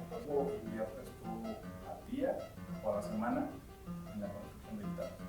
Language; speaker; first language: Spanish; native; Spanish